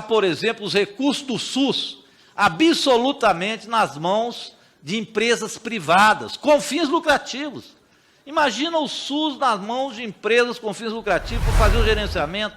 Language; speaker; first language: Portuguese; native; Portuguese